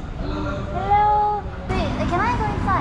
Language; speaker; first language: English; non-native, learner; Korean